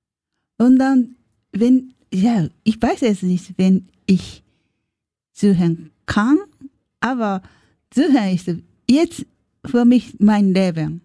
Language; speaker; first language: German; non-native, learner; Japanese